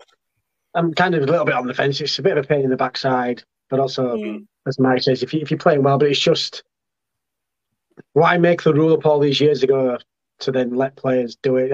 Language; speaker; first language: English; native; English